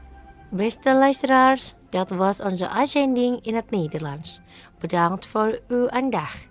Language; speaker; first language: Dutch; non-native, fluent; Indonesian